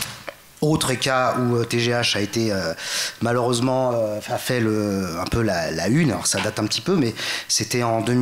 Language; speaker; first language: French; native; French